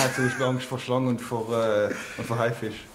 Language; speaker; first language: German; non-native, local second language; French